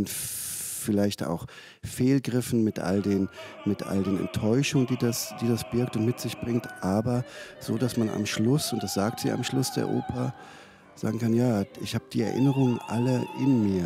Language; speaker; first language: German; native; German